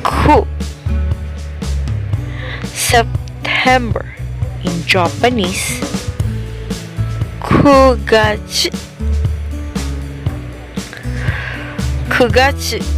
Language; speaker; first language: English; non-native, local second language; Filipino